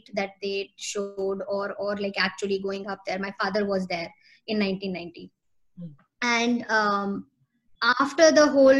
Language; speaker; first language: English; non-native, local second language; Hindi